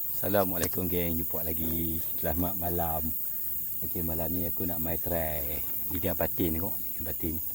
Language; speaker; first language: Malay; native; Malay